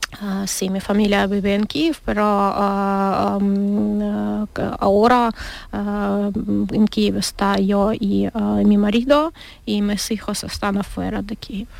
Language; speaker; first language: Spanish; non-native, learner; Ukrainian